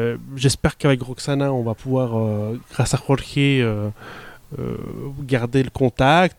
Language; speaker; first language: French; early bilingual, other home language; Spanish